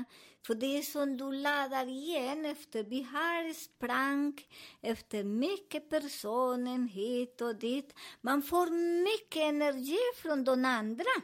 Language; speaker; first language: Swedish; non-native, learner; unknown